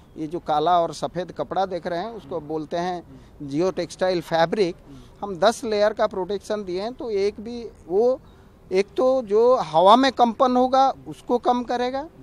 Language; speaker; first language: Hindi; non-native, local second language; Odia